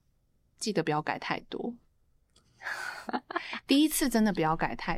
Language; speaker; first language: Chinese; native; Chinese